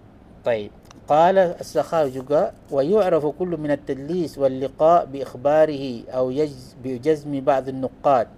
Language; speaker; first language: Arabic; non-native, fluent; Malay